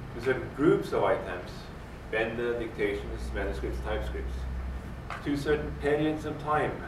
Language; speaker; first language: English; non-native, fluent; Norwegian